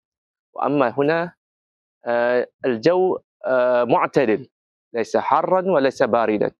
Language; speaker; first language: Arabic; non-native, fluent; Malay